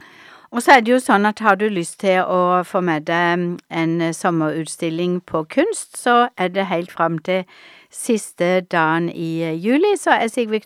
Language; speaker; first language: Norwegian; native; Norwegian